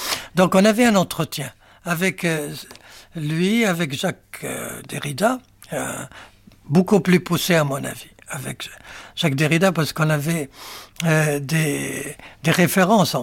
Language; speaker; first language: French; non-native, local second language; Arabic